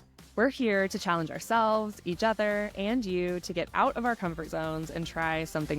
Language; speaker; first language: English; native; English